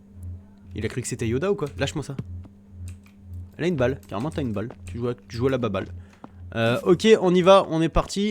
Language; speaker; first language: French; native; French